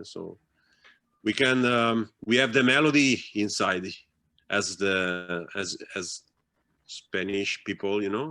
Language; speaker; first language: English; non-native, fluent; Italian